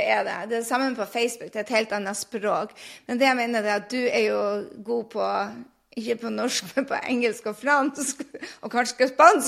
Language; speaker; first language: Norwegian; native; Norwegian